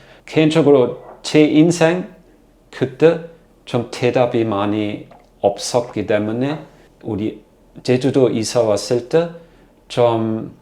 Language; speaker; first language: Korean; non-native, learner; German